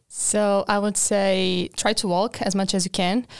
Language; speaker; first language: English; non-native, fluent; Portuguese